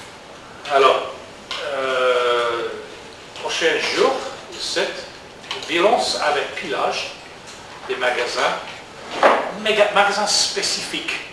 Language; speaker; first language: French; non-native, learner; English